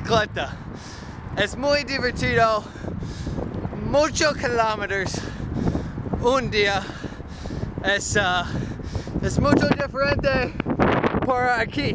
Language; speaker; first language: Spanish; non-native, learner; English